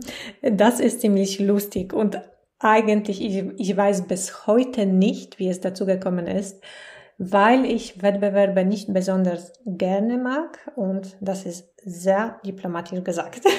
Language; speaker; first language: German; non-native, fluent; Polish